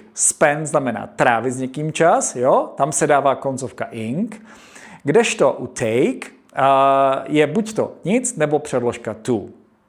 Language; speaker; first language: Czech; native; Czech